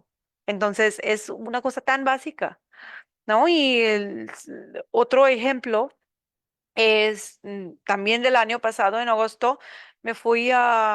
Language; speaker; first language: Spanish; non-native, learner; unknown